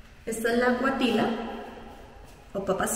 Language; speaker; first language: Spanish; native; Spanish